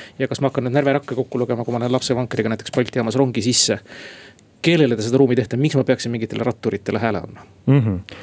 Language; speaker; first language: Estonian; native; Estonian